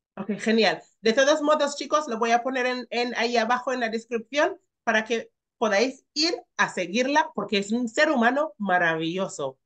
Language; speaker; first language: Spanish; non-native, fluent; English